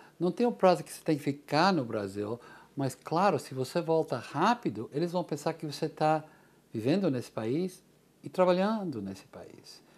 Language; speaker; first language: Portuguese; non-native, fluent; English